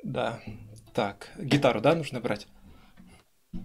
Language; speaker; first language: Russian; native; Russian